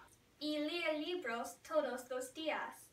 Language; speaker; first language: Spanish; non-native, learner; English